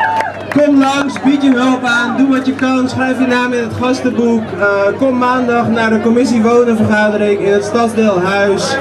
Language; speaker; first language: Dutch; native; Dutch